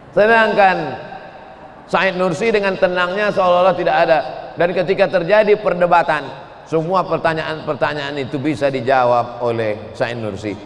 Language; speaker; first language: Indonesian; native; Indonesian